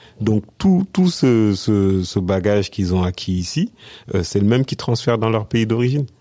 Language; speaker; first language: French; early bilingual, other home language; Wolof